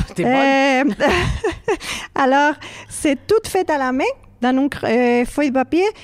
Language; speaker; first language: French; non-native, learner; Spanish